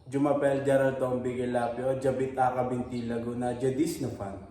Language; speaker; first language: French; non-native, learner; Filipino